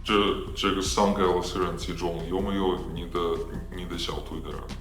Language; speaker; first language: Chinese; non-native, learner; Ukrainian